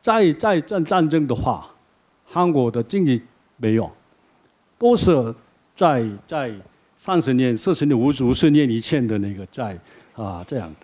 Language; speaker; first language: Chinese; non-native, learner; Korean